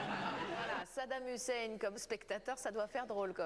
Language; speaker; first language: French; native; French